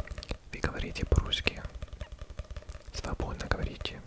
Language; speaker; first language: Russian; non-native, learner; English